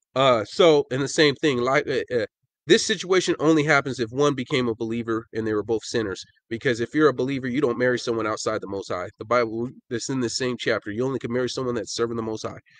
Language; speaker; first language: English; native; English